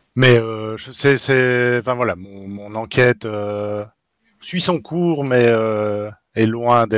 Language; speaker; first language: French; native; French